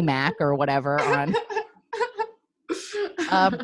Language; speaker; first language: English; native; English